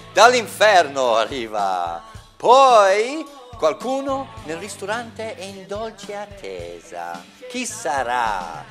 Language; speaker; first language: Italian; non-native, fluent; English